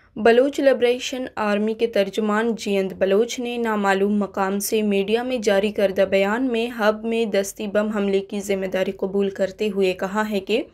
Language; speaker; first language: Urdu; non-native, local second language; Baluchi